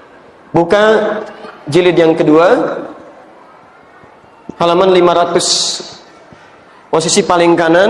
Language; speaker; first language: Indonesian; native; Indonesian